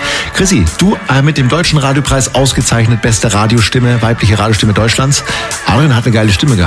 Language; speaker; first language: German; native; German